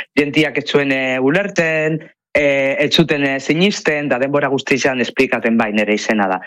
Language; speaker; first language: Basque; non-native, local second language; Spanish